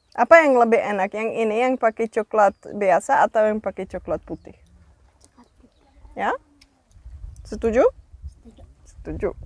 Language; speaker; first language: Indonesian; non-native, fluent; Czech